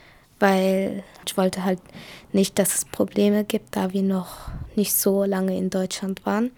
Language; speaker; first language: German; early bilingual, other home language; Kurdish